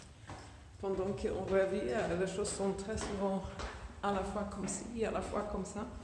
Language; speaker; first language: French; non-native, fluent; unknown